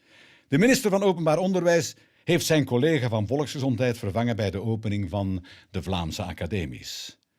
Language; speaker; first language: Dutch; native; Dutch